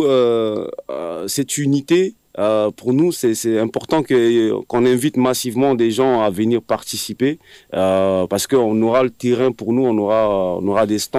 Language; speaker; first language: French; non-native, local second language; Sango